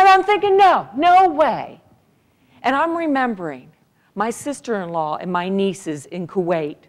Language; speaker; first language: English; native; English